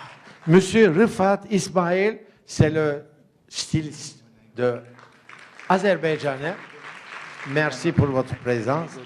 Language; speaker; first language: French; non-native, fluent; Turkish